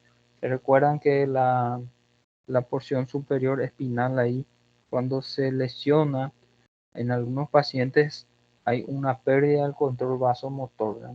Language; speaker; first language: Spanish; non-native, fluent; Portuguese